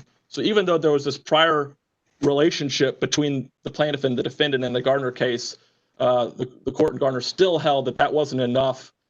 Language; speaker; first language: English; native; English